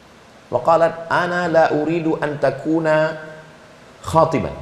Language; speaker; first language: Arabic; non-native, fluent; Indonesian